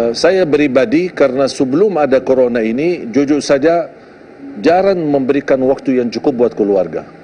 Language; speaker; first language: Malay; non-native, fluent; Arabic